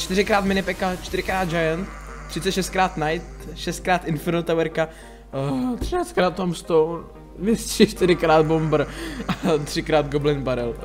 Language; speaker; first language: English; non-native, learner; Czech